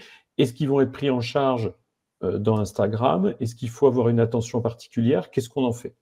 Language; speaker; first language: French; native; French